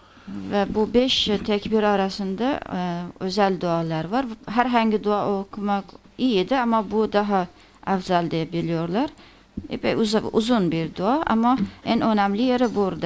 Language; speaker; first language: Turkish; non-native, fluent; Persian